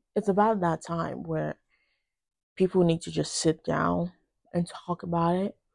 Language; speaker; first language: English; non-native, local second language; Yoruba